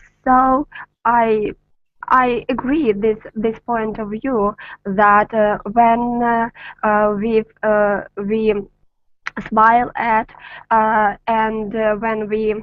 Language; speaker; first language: English; non-native, learner; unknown